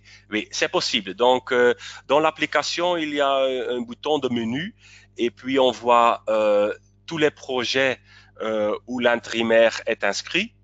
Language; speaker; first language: French; non-native, local second language; Dutch